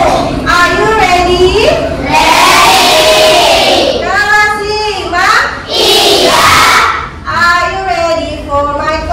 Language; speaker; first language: English; non-native, learner; Indonesian